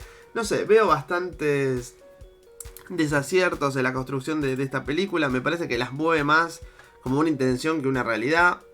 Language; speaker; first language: Spanish; native; Spanish